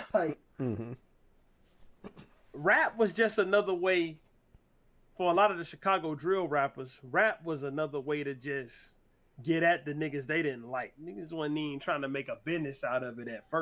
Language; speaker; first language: English; native; English